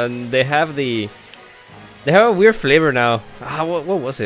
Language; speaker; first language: English; early bilingual, other home language; Spanish